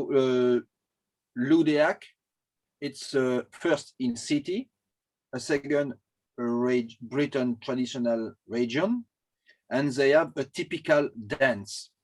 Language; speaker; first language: English; non-native, learner; French